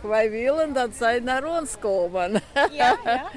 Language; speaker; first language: Dutch; non-native, learner; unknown